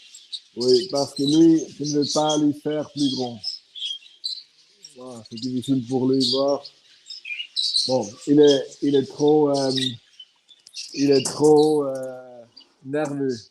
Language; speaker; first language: French; non-native, fluent; Swiss German